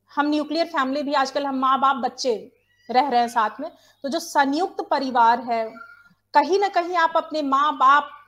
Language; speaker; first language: Hindi; native; Hindi